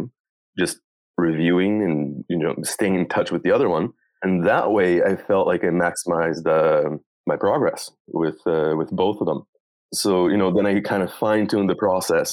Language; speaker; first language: English; non-native, fluent; Portuguese